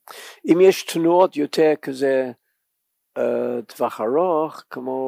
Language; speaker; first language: Hebrew; non-native, learner; English